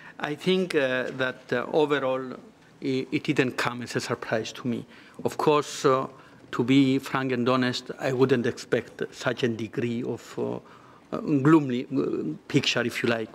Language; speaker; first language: English; non-native, fluent; Greek